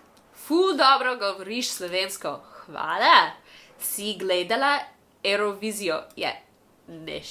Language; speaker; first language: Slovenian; non-native, learner; English